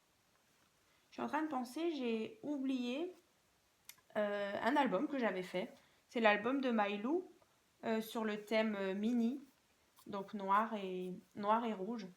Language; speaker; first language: French; native; French